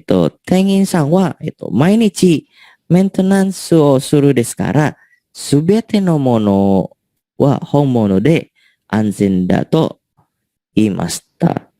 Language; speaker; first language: Japanese; non-native, learner; Indonesian